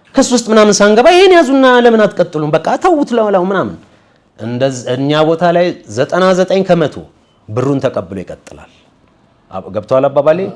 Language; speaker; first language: Amharic; native; Amharic